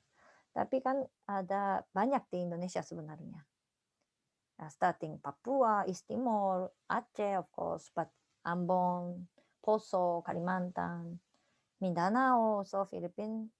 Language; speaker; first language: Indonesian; non-native, fluent; Japanese